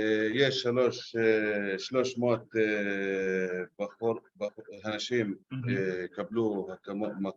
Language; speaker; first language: Hebrew; non-native, local second language; Arabic